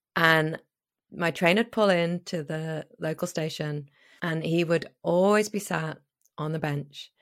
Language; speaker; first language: English; native; English